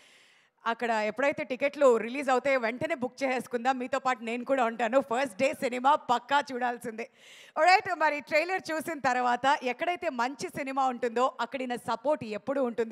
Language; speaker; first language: Telugu; native; Telugu